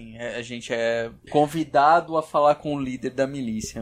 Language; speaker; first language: Portuguese; native; Portuguese